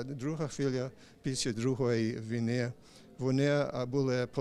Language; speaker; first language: Ukrainian; non-native, learner; English